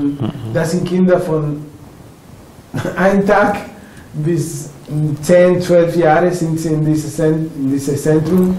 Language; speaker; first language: German; non-native, fluent; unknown